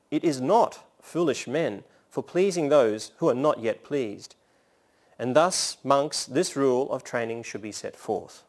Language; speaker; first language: English; native; English